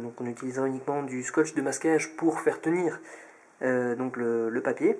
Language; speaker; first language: French; native; French